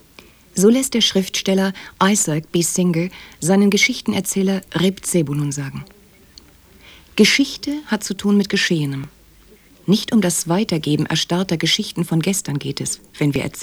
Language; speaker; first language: German; native; German